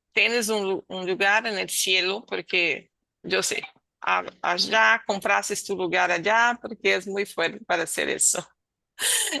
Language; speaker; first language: Spanish; non-native, learner; Portuguese